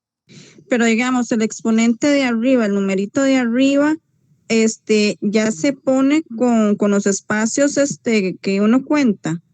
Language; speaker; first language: Spanish; native; Spanish